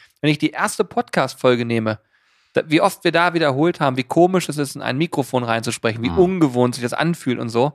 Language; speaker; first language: German; native; German